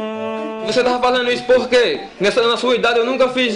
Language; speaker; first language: Portuguese; native; Portuguese